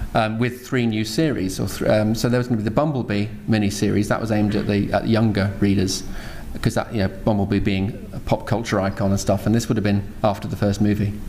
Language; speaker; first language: English; native; English